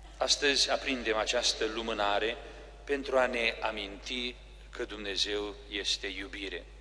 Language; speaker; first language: Romanian; native; Romanian